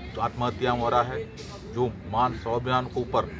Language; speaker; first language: Hindi; non-native, local second language; Malayalam